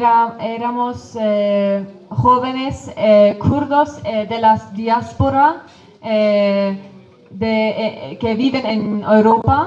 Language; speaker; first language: Spanish; non-native, fluent; Kurdish